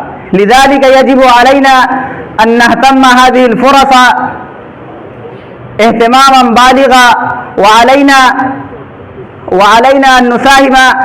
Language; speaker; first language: Arabic; non-native, fluent; Urdu